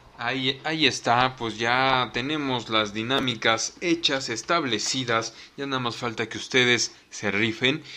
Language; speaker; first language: Spanish; native; Spanish